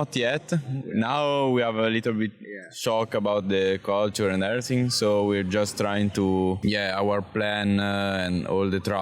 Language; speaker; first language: English; non-native, fluent; Italian